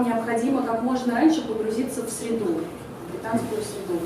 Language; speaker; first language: Russian; native; Russian